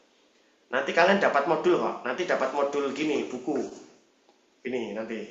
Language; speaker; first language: Indonesian; native; Indonesian